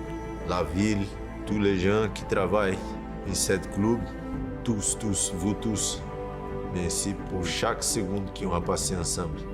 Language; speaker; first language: French; non-native, fluent; Portuguese